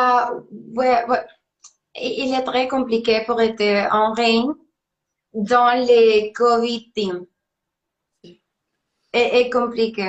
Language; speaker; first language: French; non-native, learner; Spanish